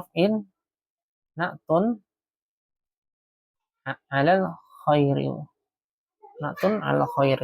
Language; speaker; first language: Arabic; non-native, fluent; Indonesian